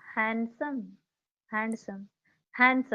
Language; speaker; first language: English; non-native, learner; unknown